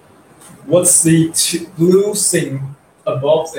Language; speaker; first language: English; non-native, learner; Chinese